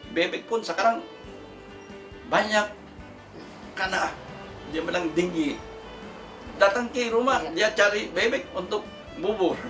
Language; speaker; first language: Indonesian; non-native, fluent; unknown